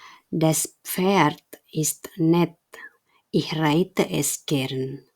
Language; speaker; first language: German; non-native, fluent; Indonesian